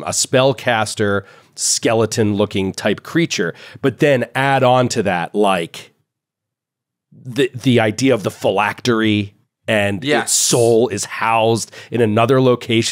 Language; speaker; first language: English; native; English